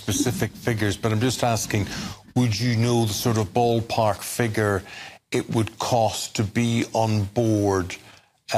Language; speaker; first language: English; native; English